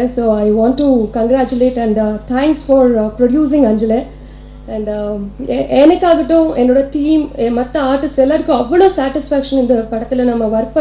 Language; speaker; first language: Tamil; non-native, local second language; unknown